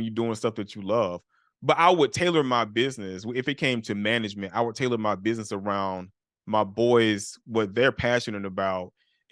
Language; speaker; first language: English; native; English